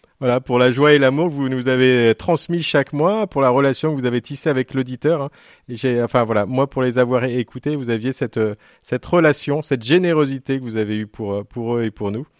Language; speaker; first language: French; native; French